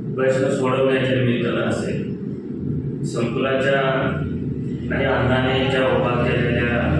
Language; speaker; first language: Marathi; native; Marathi